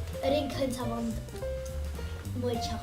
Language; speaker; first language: Welsh; non-native, local second language; English